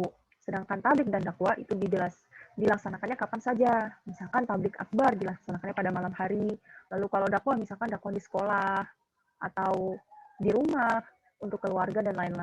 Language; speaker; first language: Indonesian; native; Indonesian